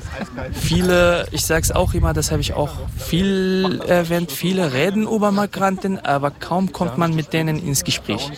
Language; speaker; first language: German; non-native, fluent; Kurdish